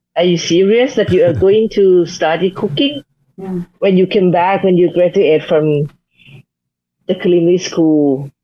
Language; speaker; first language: English; non-native, learner; Thai